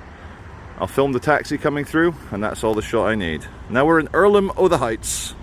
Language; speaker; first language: English; native; English